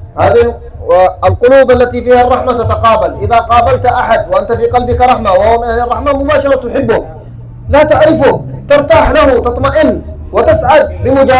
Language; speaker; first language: Arabic; native; Arabic